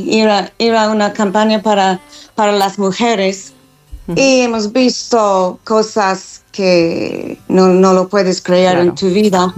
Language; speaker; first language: Spanish; non-native, learner; English